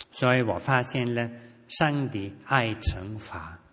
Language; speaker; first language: Chinese; non-native, fluent; German